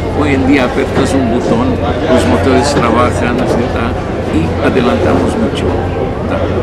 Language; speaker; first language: Spanish; non-native, fluent; Hungarian